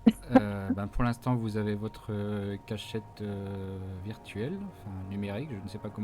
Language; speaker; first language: French; native; French